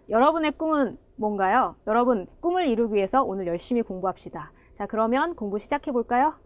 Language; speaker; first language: Korean; native; Korean